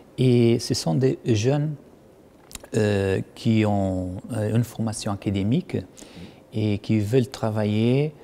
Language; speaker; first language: French; non-native, fluent; Portuguese